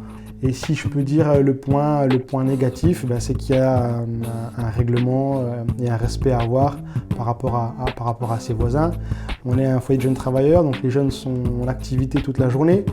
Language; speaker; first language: French; native; French